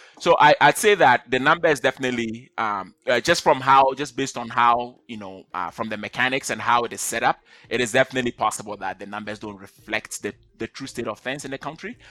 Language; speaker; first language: English; non-native, local second language; Akan